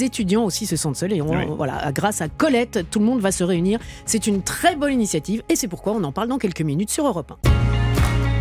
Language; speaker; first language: French; native; French